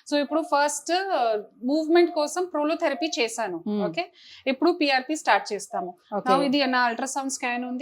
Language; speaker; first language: Telugu; non-native, fluent; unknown